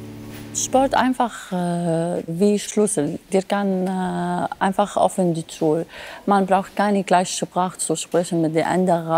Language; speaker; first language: German; non-native, learner; Arabic